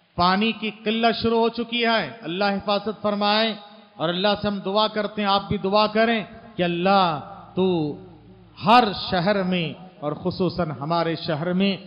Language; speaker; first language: Hindi; native; Hindi